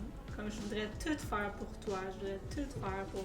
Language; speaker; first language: French; native; French